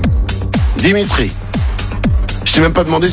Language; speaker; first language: French; native; French